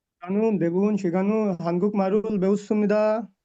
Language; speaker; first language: Korean; non-native, learner; Bangla